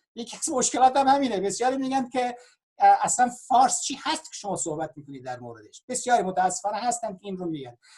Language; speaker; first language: Persian; non-native, local second language; Baluchi